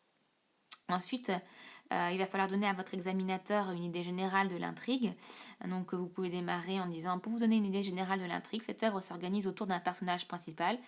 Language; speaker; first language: French; native; French